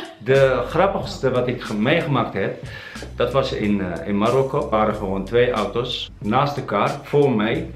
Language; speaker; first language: Dutch; non-native, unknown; Arabic